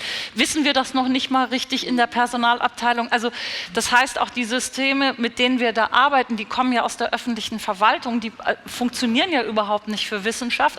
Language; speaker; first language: German; native; German